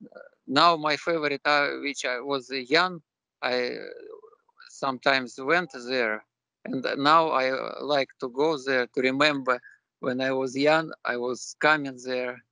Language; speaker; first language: English; non-native, learner; Russian